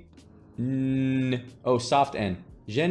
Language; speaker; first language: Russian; non-native, learner; English